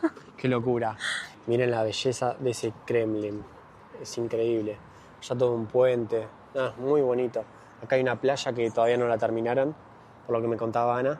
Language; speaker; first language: Spanish; native; Spanish